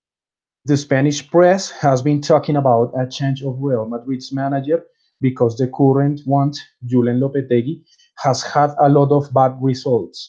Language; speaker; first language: English; non-native, fluent; Spanish